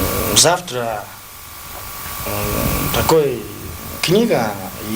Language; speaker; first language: Russian; non-native, learner; Mongolian